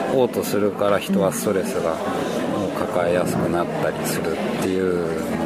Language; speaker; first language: Japanese; early bilingual, heritage; Japanese